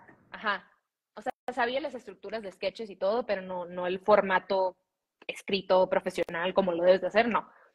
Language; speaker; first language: Spanish; early bilingual, heritage; Spanish